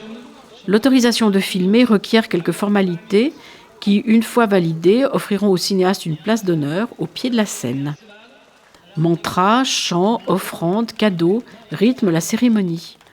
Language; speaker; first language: French; native; French